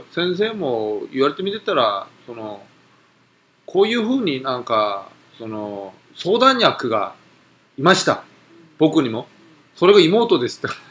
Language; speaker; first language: Japanese; non-native, fluent; Korean